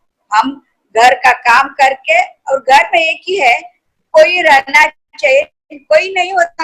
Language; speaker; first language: Hindi; non-native, local second language; Kannada